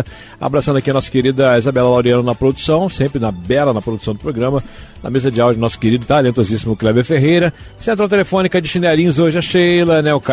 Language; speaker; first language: Portuguese; native; Portuguese